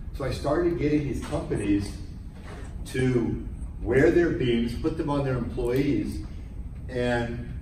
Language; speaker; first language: English; native; English